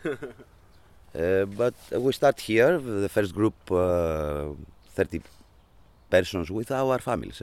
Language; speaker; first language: English; non-native, learner; Greek